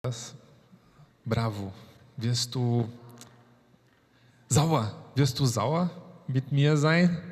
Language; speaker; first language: German; non-native, fluent; Portuguese